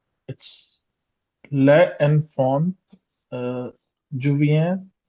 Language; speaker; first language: French; non-native, learner; Hindi